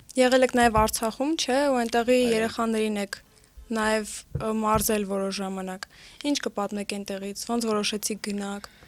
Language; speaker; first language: Armenian; native; Armenian